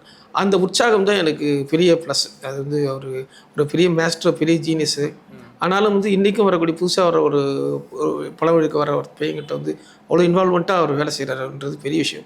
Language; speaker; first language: Tamil; native; Tamil